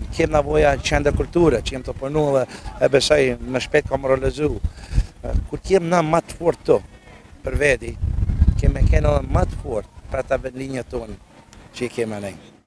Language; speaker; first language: Albanian; early bilingual, heritage; Albanian